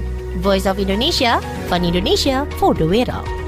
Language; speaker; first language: Dutch; non-native, fluent; Indonesian